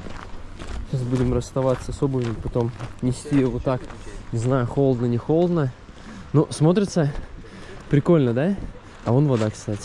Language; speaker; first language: Russian; native; Russian